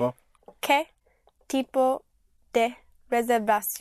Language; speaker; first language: Spanish; non-native, learner; English